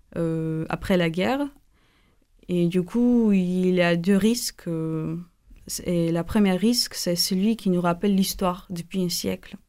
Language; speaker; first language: French; non-native, fluent; Armenian